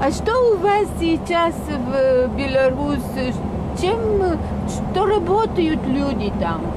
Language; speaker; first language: Russian; non-native, learner; Bulgarian